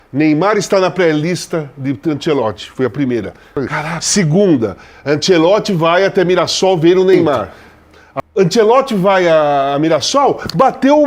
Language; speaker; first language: Portuguese; native; Portuguese